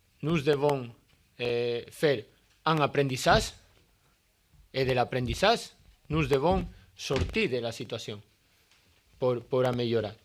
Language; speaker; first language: French; non-native, learner; Spanish